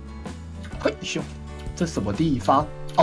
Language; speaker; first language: Chinese; native; Chinese